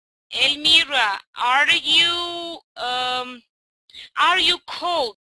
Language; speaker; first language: English; non-native, fluent; Armenian